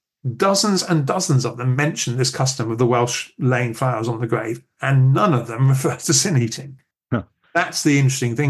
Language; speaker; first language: English; native; English